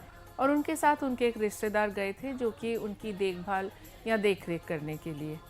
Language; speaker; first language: Hindi; native; Hindi